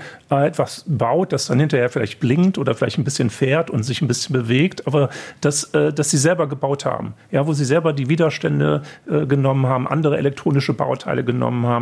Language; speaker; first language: German; native; German